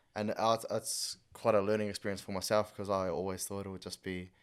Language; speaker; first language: English; native; English